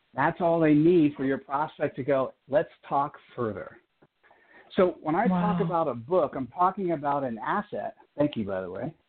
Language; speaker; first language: English; native; English